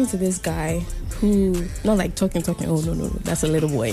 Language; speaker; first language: English; non-native, local second language; Akan